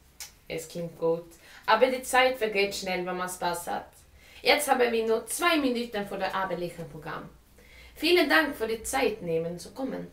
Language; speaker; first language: German; non-native, learner; Swedish